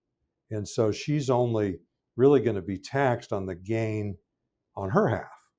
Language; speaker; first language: English; native; English